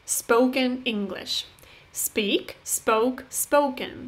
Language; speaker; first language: English; non-native, fluent; Russian